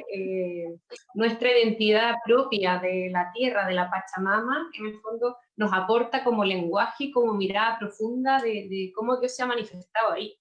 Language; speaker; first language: Spanish; native; Spanish